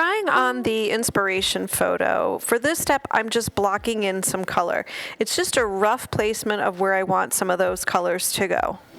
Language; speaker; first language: English; native; English